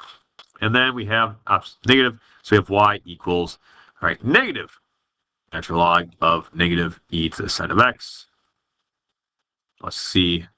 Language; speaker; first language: English; native; English